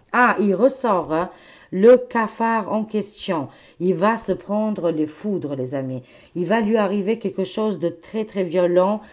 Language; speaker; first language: French; non-native, fluent; Albanian